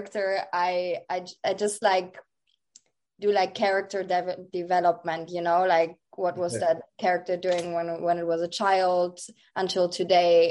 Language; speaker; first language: English; non-native, fluent; Dutch